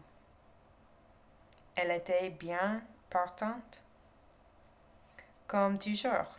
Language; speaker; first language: French; non-native, learner; English